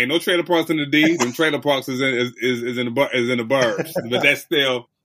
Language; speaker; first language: English; native; English